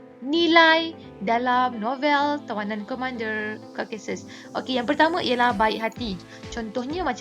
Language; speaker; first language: Malay; native; Malay